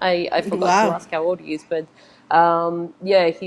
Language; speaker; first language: English; native; English